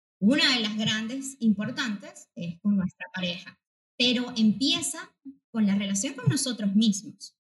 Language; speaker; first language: Spanish; native; Spanish